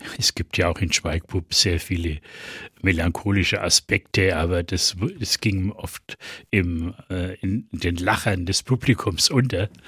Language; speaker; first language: German; native; German